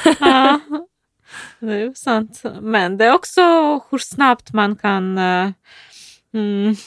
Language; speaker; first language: Swedish; non-native, fluent; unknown